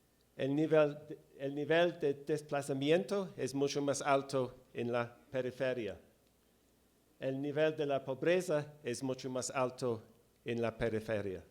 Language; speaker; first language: Spanish; non-native, fluent; English